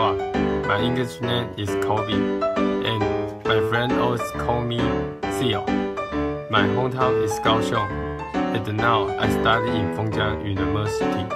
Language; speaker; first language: English; non-native, learner; Chinese